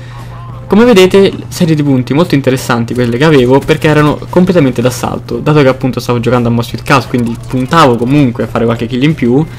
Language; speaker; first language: Italian; native; Italian